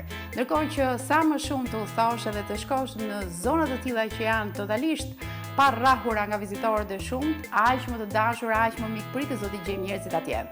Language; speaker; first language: Albanian; native; Albanian